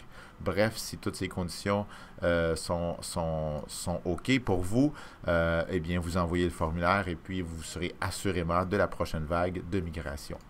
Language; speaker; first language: French; native; French